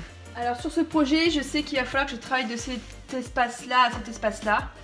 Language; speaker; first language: French; native; French